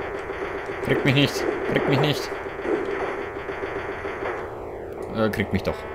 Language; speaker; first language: German; native; German